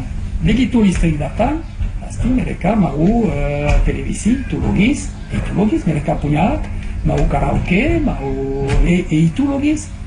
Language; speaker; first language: Indonesian; non-native, fluent; French